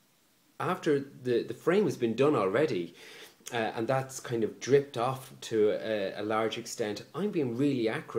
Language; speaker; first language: English; native; English